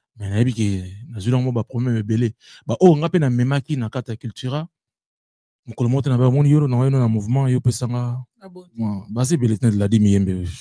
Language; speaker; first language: Lingala; native; Lingala